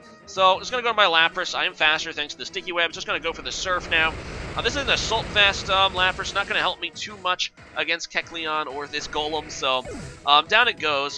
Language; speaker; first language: English; native; English